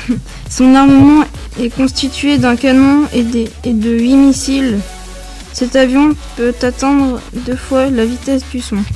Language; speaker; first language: French; native; French